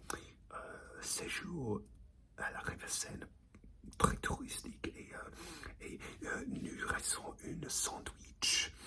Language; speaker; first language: French; non-native, learner; English